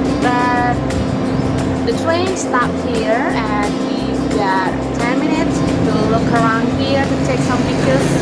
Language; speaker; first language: English; non-native, local second language; Indonesian